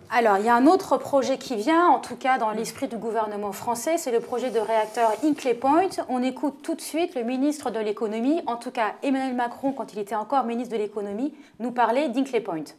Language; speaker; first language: French; native; French